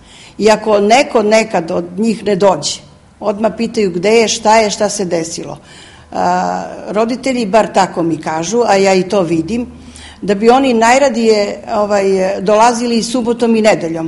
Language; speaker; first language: Serbian; native; Serbian